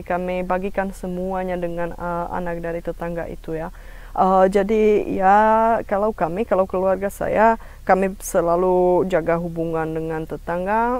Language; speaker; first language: Indonesian; non-native, fluent; Czech